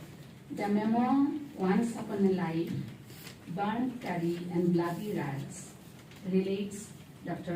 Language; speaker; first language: English; non-native, local second language; Assamese